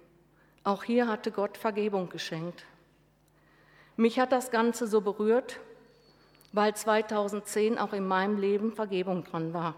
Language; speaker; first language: German; native; German